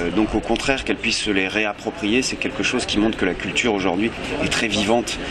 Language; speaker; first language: French; native; French